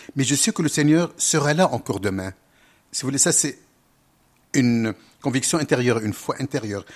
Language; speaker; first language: French; non-native, local second language; Arabic